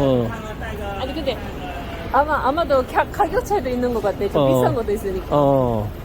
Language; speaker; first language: Korean; non-native, fluent; Japanese